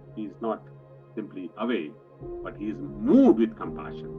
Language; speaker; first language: English; non-native, local second language; Kannada